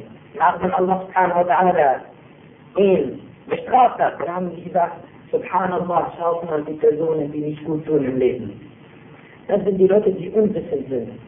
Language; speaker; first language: German; non-native, fluent; Arabic